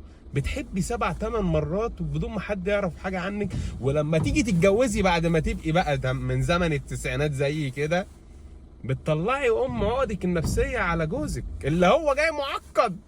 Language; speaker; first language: Arabic; native; Arabic